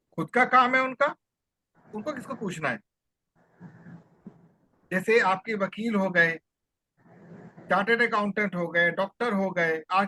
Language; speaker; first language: Hindi; native; Hindi